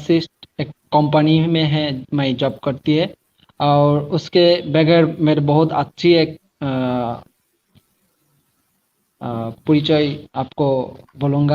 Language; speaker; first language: Hindi; non-native, learner; Bangla